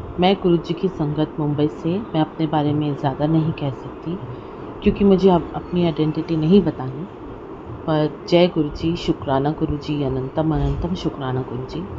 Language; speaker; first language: Hindi; non-native, local second language; Punjabi